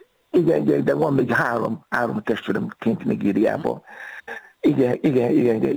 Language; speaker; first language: Hungarian; non-native, fluent; Yoruba